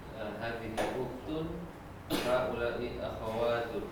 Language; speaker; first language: Arabic; non-native, learner; Malay